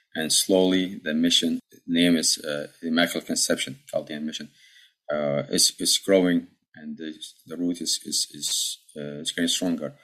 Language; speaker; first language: English; early bilingual, other home language; Arabic